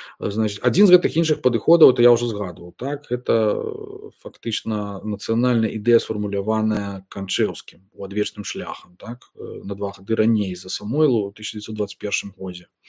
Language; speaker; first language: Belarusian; non-native, local second language; Russian